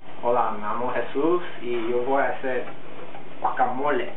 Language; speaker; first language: Spanish; non-native, learner; English